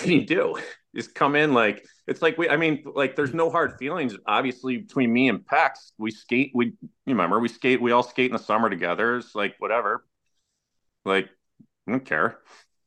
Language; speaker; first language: English; native; English